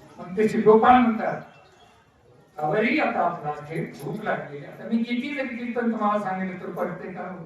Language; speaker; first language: Marathi; non-native, local second language; Telugu